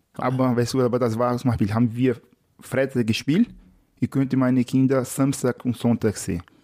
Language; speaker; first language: German; non-native, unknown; Portuguese